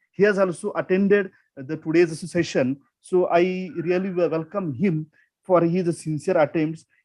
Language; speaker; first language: English; non-native, local second language; Marathi